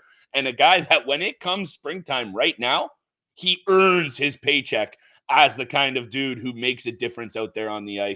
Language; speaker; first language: English; native; English